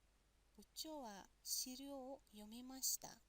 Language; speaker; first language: Japanese; non-native, fluent; Mongolian